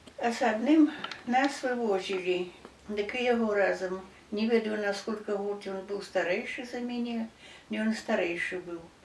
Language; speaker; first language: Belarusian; native; Belarusian